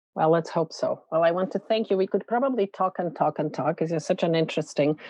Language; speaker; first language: English; non-native, fluent; Polish